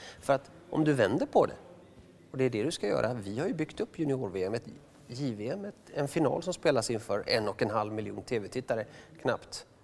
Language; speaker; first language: Swedish; early bilingual, other home language; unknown